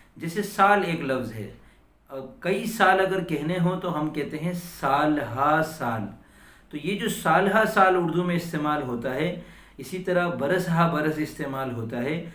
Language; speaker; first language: Urdu; native; Urdu